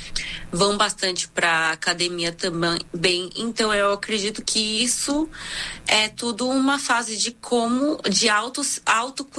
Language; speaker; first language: Portuguese; non-native, fluent; Korean